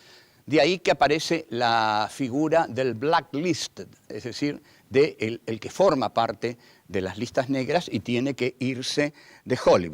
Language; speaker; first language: Spanish; native; Spanish